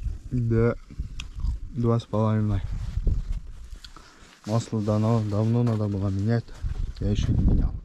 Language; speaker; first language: Russian; non-native, local second language; Kyrgyz